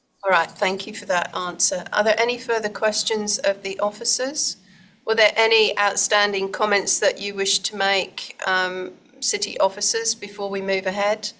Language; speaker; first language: English; native; English